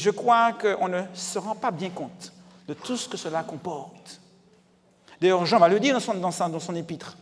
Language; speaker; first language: French; native; French